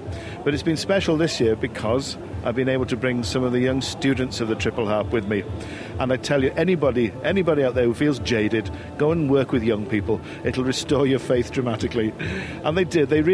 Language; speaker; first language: English; native; English